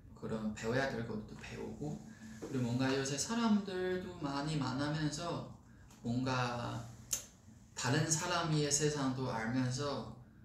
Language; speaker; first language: Korean; non-native, fluent; Chinese